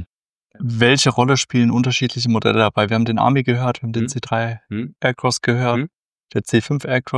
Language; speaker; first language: German; native; German